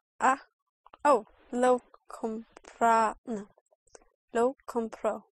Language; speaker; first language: Spanish; non-native, learner; English